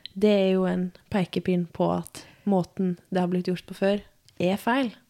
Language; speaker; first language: Norwegian; native; Norwegian